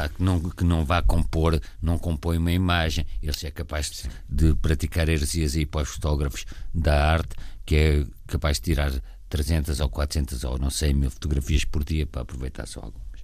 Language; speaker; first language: Portuguese; native; Portuguese